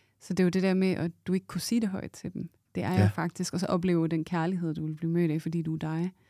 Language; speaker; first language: Danish; native; Danish